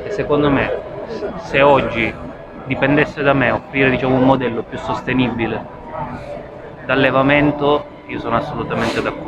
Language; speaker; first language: Italian; native; Italian